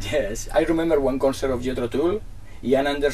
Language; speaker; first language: English; non-native, learner; Spanish